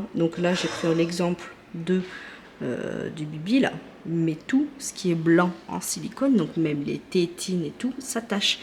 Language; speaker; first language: French; native; French